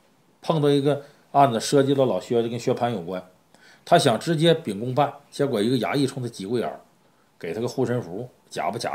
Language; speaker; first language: Chinese; native; Chinese